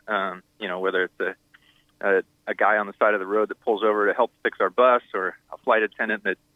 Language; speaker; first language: English; native; English